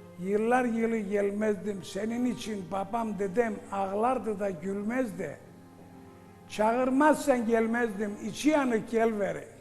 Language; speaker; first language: Turkish; early bilingual, heritage; Turkish